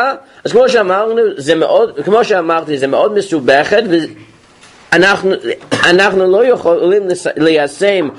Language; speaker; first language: Hebrew; non-native, fluent; English